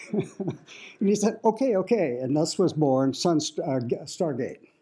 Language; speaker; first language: English; native; English